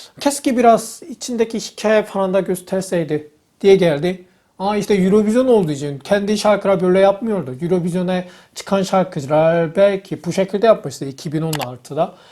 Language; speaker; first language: Turkish; non-native, fluent; Korean